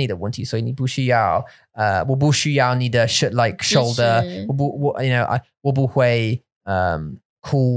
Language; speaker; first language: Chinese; non-native, learner; English